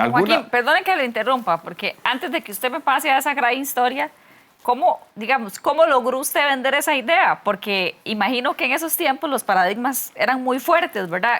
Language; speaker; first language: Spanish; native; Spanish